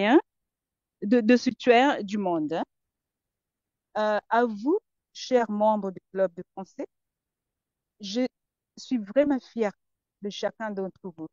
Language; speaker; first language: French; non-native, fluent; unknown